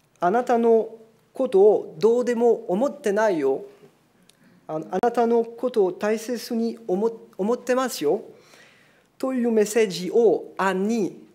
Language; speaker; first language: Japanese; non-native, fluent; French